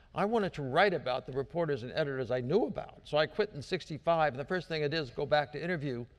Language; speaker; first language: English; native; English